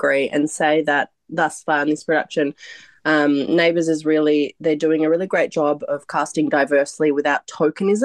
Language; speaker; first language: English; non-native, local second language; Croatian